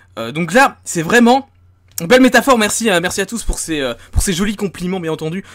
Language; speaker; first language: French; native; French